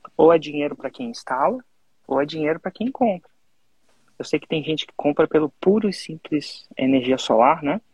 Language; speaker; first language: Portuguese; native; Portuguese